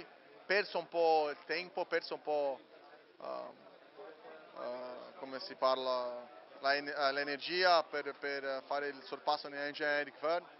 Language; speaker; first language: Italian; non-native, learner; Portuguese